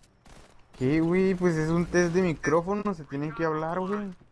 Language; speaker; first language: Spanish; native; Spanish